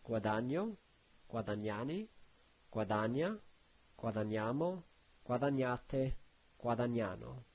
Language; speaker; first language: Italian; non-native, learner; English